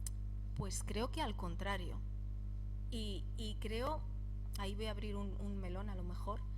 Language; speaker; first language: Spanish; native; Spanish